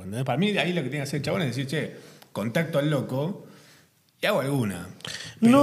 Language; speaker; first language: Spanish; native; Spanish